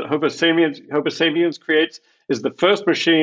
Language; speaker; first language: English; native; English